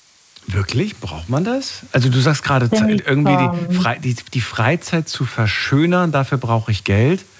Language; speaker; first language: German; native; German